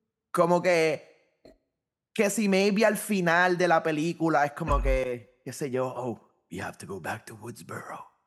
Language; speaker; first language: Spanish; native; Spanish